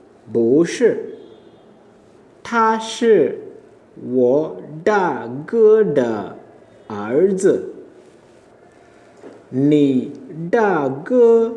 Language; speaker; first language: Chinese; non-native, fluent; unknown